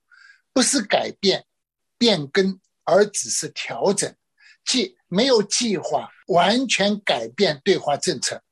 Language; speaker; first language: Chinese; native; Chinese